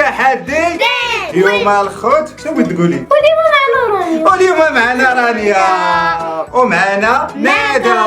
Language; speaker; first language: Arabic; native; Arabic